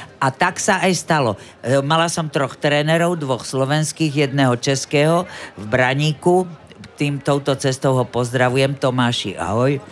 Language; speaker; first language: Slovak; native; Slovak